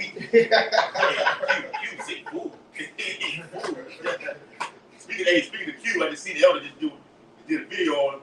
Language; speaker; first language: English; native; English